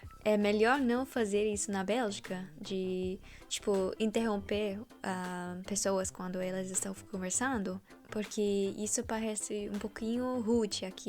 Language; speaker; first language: Portuguese; non-native, fluent; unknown